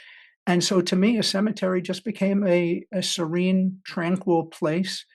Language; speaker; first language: English; native; English